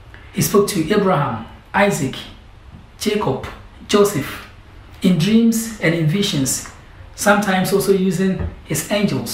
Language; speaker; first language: English; non-native, local second language; Akan